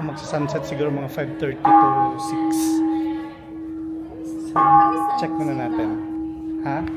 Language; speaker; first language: Filipino; native; Filipino